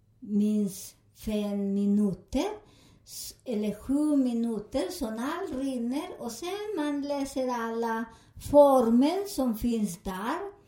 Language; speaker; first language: Swedish; non-native, learner; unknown